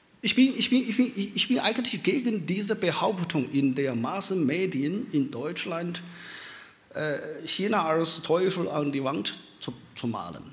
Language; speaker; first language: German; non-native, fluent; Chinese